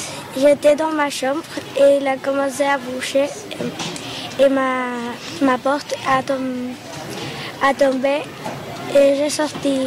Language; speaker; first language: French; non-native, learner; Spanish